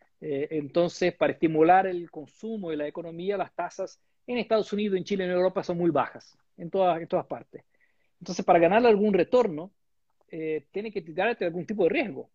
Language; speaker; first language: Spanish; non-native, fluent; Portuguese